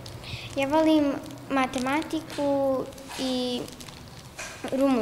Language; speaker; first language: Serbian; non-native, local second language; Romanian